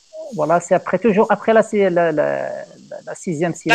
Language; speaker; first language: French; non-native, local second language; Arabic